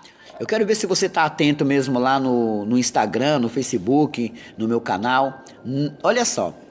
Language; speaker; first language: Portuguese; native; Portuguese